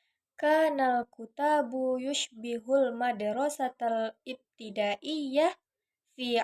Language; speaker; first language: Arabic; non-native, learner; Indonesian